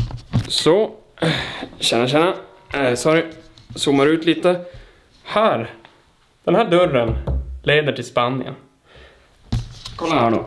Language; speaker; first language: Swedish; native; Swedish